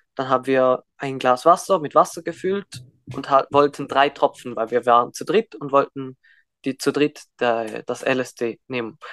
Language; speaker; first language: German; native; German